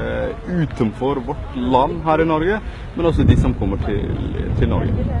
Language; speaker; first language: Norwegian; early bilingual, other home language; Somali